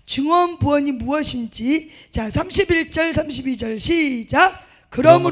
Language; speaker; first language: Korean; native; Korean